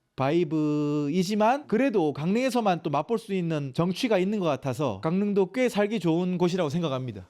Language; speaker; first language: Korean; native; Korean